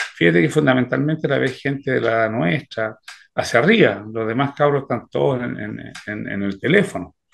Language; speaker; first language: Spanish; native; Spanish